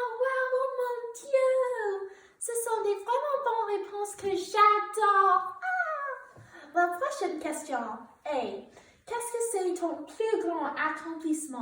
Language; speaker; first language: French; non-native, learner; English